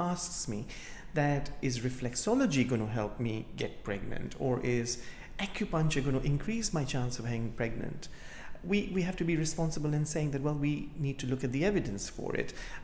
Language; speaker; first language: English; non-native, local second language; Gujarati